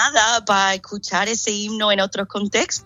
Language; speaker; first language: Spanish; non-native, fluent; English